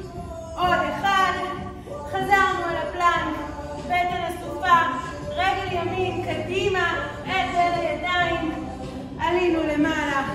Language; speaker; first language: Hebrew; native; Hebrew